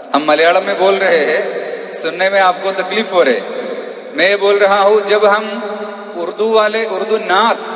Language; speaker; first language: Hindi; non-native, local second language; Malayalam